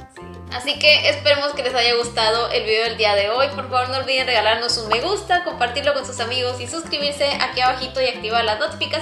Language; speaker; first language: Spanish; native; Spanish